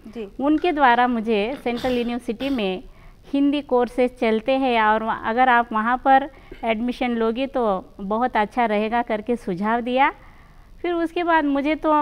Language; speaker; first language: Hindi; non-native, local second language; Marathi